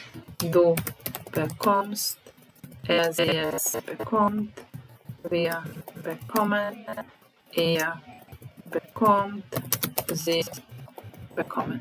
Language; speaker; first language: German; non-native, fluent; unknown